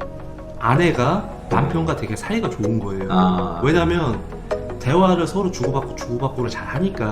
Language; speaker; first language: Korean; native; Korean